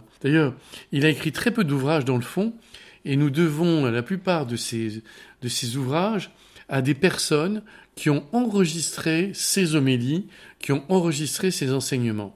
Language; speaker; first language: French; native; French